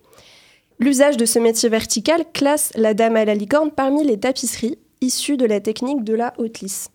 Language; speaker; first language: French; native; French